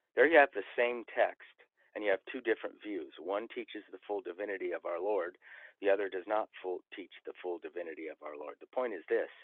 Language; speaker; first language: English; native; English